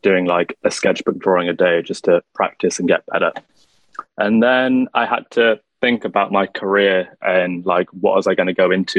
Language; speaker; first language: English; native; English